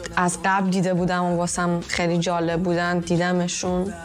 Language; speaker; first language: Persian; early bilingual, heritage; Persian